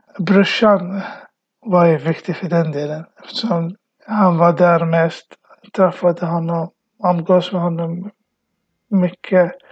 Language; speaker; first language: Swedish; early bilingual, other home language; Arabic